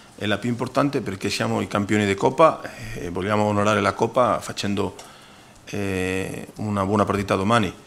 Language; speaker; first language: Italian; non-native, fluent; Spanish